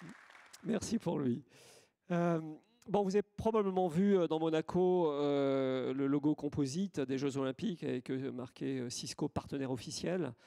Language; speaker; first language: French; native; French